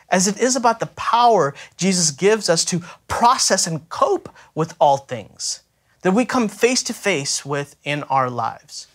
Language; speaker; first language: English; native; English